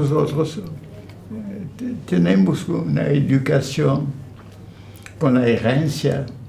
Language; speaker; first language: Spanish; non-native, fluent; French